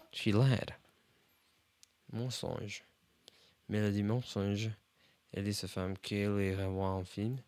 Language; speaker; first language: French; non-native, learner; English